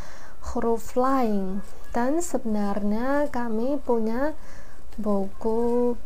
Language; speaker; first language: Indonesian; non-native, fluent; Chinese